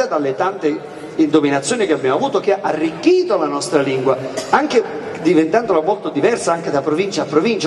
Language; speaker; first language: Italian; native; Italian